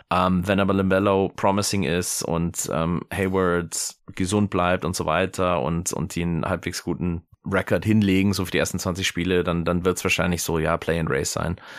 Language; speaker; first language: German; early bilingual, other home language; English